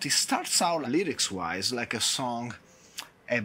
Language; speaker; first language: English; non-native, fluent; Italian